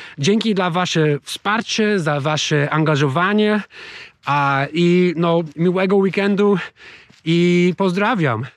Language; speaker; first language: Polish; non-native, learner; English